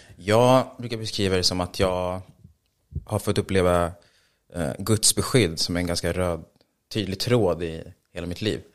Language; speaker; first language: Swedish; native; Swedish